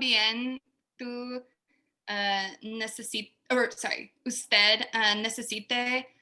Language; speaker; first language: Spanish; non-native, learner; English